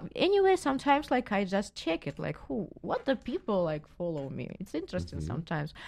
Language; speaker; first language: English; non-native, learner; Russian